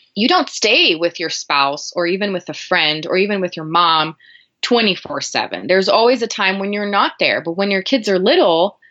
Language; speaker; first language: English; non-native, fluent; Portuguese